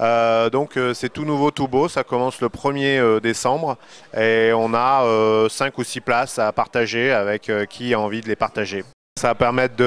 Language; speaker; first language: French; native; French